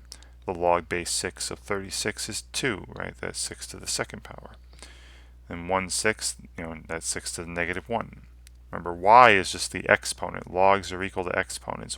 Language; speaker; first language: English; native; English